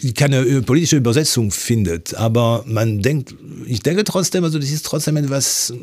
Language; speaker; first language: German; non-native, fluent; French